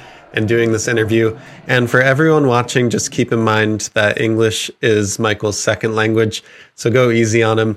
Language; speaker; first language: English; native; English